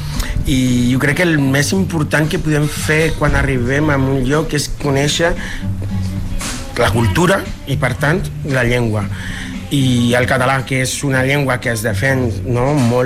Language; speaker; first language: Catalan; non-native, fluent; Spanish